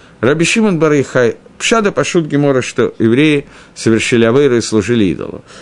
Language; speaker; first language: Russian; early bilingual, heritage; Russian